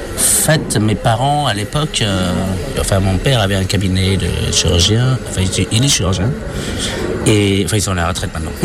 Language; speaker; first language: French; non-native, fluent; Khmer